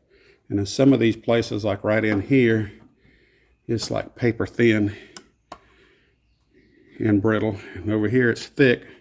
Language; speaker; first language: English; native; English